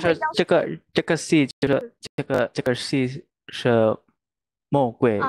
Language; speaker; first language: Chinese; non-native, learner; Indonesian